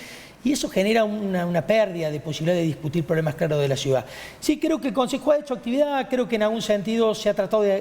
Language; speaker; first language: Spanish; native; Spanish